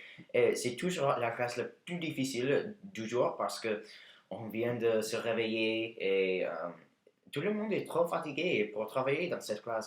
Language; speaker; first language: French; non-native, learner; English